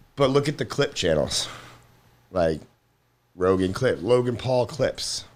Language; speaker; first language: English; native; English